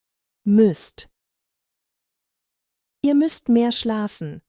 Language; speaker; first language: German; non-native, fluent; Croatian